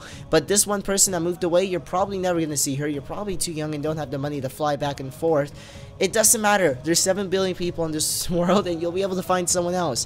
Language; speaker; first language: English; native; English